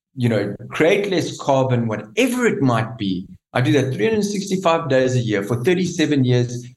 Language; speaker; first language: English; native; English